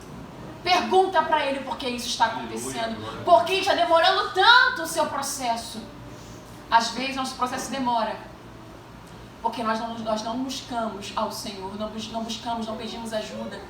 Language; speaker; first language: Portuguese; native; Portuguese